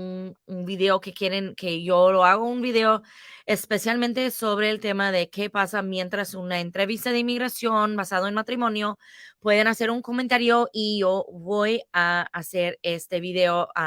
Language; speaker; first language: Spanish; non-native, fluent; English